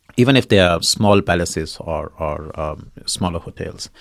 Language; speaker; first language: English; non-native, local second language; Hindi